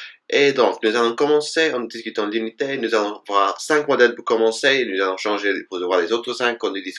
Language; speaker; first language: French; non-native, fluent; English